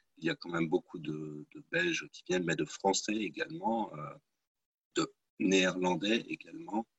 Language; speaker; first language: French; native; French